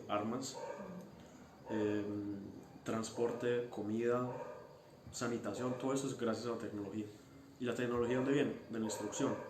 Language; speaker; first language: Spanish; early bilingual, heritage; Spanish